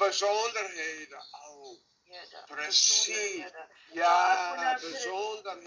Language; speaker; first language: Dutch; non-native, learner; English